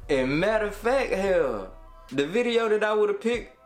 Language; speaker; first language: English; native; English